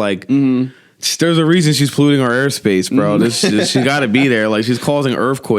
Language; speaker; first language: English; native; English